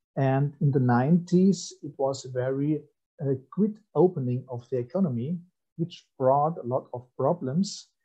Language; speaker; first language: English; non-native, fluent; German